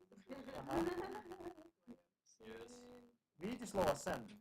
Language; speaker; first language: Russian; non-native, learner; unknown